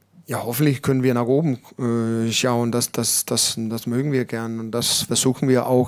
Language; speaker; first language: German; non-native, learner; Danish